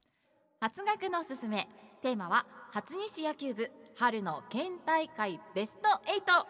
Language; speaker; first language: Japanese; native; Japanese